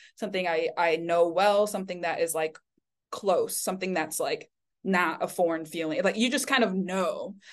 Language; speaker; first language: English; early bilingual, other home language; Chinese